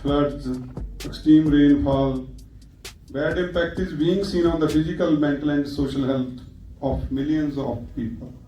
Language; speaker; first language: English; non-native, local second language; Punjabi